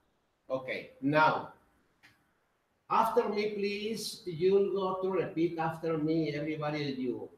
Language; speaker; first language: English; non-native, learner; Spanish